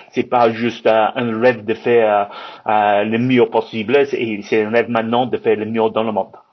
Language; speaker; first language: French; non-native, learner; English